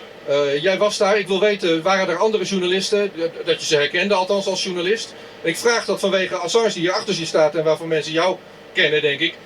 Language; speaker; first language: Dutch; native; Dutch